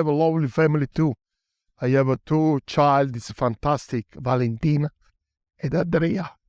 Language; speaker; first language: English; non-native, learner; Italian